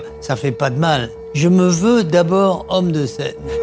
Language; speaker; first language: French; native; French